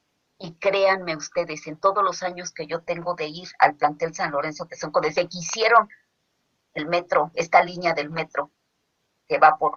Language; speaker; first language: Spanish; native; Spanish